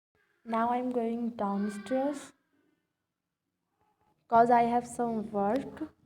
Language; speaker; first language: English; non-native, local second language; Urdu